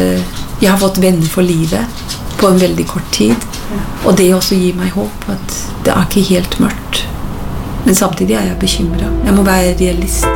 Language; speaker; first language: Norwegian; non-native, fluent; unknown